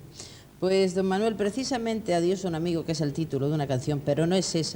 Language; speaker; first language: Spanish; native; Spanish